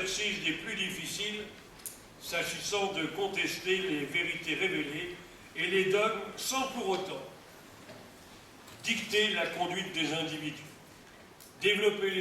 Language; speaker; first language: French; native; French